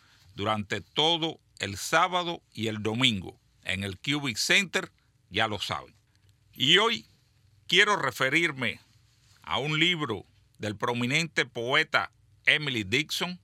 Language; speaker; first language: Spanish; native; Spanish